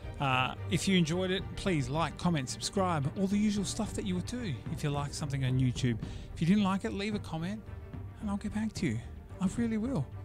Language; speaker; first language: English; native; English